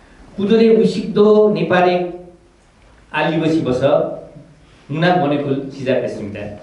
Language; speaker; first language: Korean; non-native, fluent; Nepali